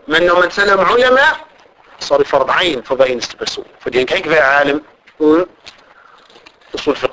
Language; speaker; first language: Danish; non-native, fluent; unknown